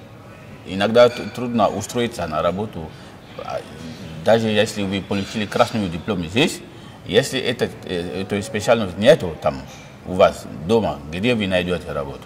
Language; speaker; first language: Russian; non-native, fluent; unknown